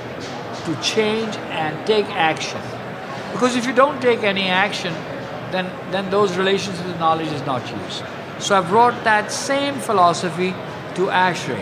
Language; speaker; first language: English; non-native, local second language; Punjabi